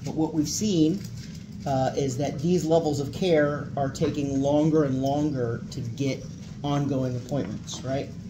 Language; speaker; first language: English; native; English